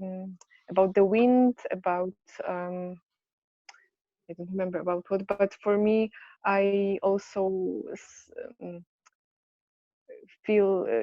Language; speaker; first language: English; non-native, learner; Polish